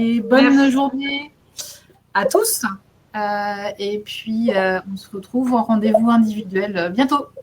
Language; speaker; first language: French; native; French